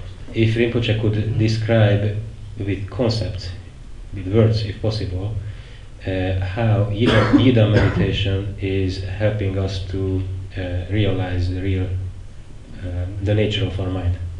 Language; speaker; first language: English; non-native, fluent; Hungarian